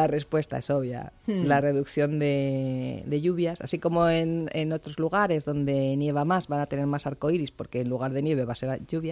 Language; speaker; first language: Spanish; native; Spanish